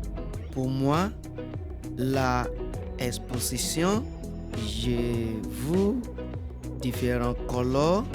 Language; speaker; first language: French; non-native, learner; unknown